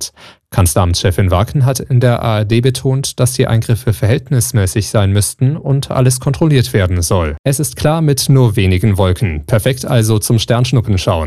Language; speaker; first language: German; native; German